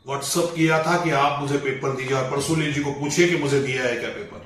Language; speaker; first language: Hindi; non-native, local second language; Marathi